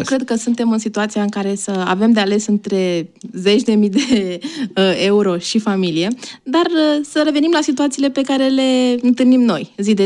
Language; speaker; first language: Romanian; native; Romanian